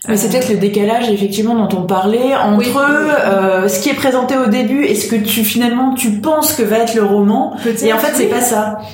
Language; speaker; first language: French; native; French